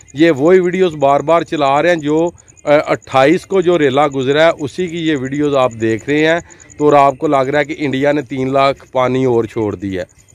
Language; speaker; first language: Urdu; non-native, local second language; Punjabi